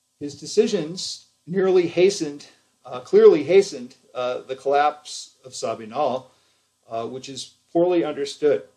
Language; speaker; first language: English; native; English